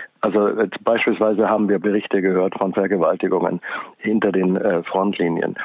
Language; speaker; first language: German; native; German